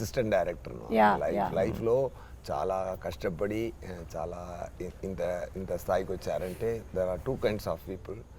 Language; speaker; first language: Telugu; non-native, fluent; Tamil